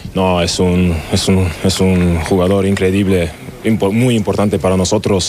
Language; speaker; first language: Spanish; non-native, learner; German